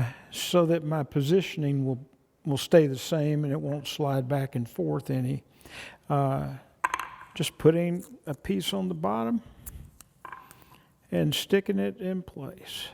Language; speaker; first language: English; native; English